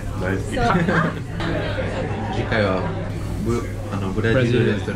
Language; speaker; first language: Japanese; non-native, fluent; Portuguese